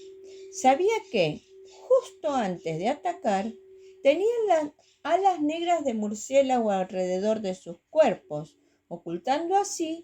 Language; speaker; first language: Spanish; native; Spanish